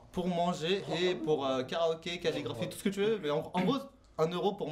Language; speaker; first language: French; native; French